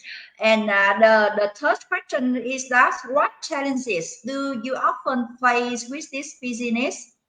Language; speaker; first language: English; non-native, learner; Vietnamese